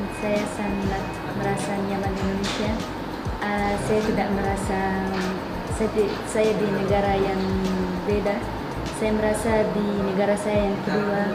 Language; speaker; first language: Indonesian; non-native, learner; Arabic